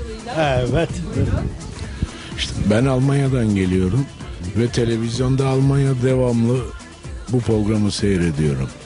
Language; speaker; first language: Turkish; early bilingual, other home language; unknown